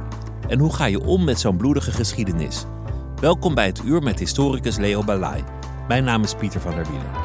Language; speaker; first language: Dutch; native; Dutch